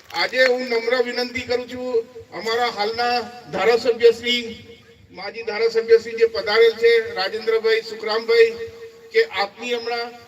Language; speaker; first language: Gujarati; native; Gujarati